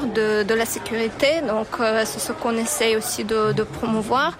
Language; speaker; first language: French; non-native, fluent; Ukrainian